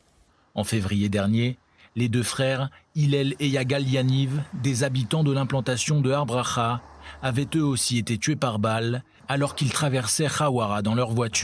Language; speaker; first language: French; native; French